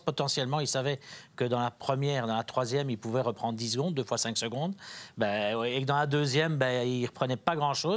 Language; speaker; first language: French; native; French